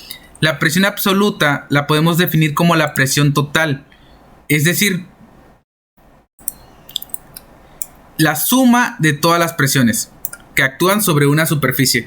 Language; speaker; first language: Spanish; native; Spanish